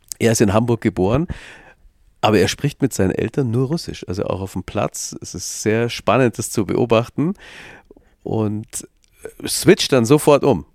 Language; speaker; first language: German; native; German